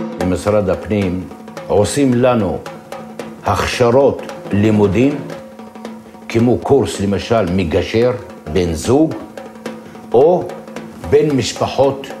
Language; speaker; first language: Hebrew; non-native, local second language; Adyghe